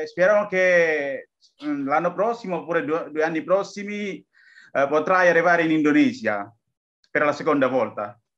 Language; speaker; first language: Italian; non-native, learner; Indonesian